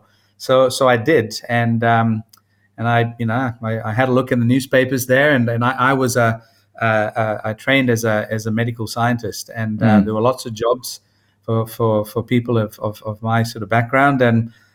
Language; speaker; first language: English; non-native, local second language; Tamil